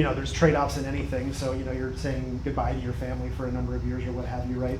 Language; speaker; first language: English; native; English